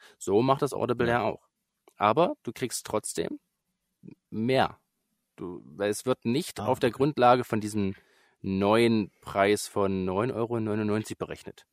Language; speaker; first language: German; native; German